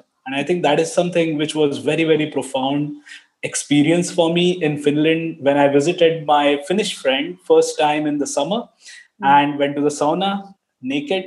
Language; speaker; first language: English; non-native, local second language; Marathi